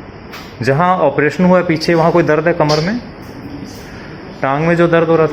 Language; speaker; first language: Hindi; native; Hindi